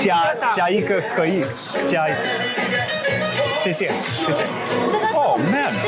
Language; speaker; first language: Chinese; non-native, learner; English